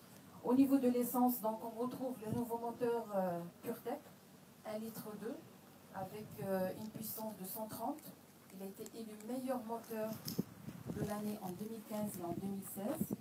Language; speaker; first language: French; non-native, local second language; Arabic